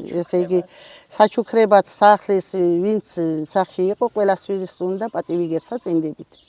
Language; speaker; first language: Georgian; native; Georgian